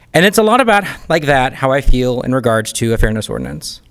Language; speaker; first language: English; native; English